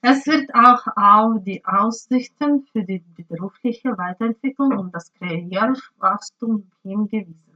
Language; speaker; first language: German; non-native, learner; Ukrainian